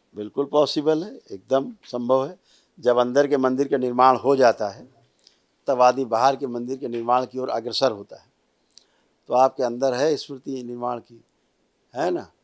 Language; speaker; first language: Hindi; native; Hindi